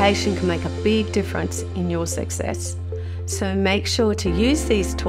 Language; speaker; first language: English; native; English